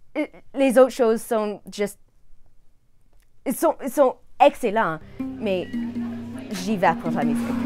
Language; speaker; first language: French; non-native, local second language; English